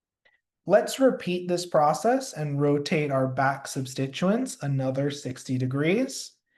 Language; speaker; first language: English; native; English